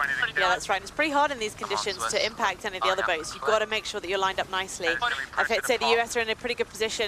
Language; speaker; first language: English; native; English